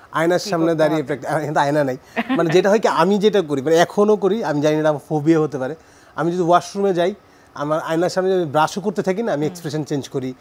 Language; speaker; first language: Bangla; native; Bangla